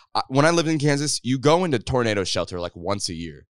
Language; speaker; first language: English; native; English